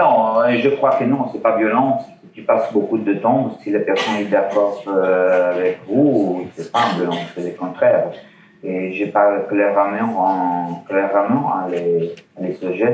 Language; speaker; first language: French; non-native, learner; Italian